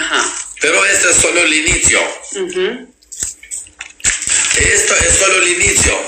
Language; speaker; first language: Spanish; non-native, learner; Albanian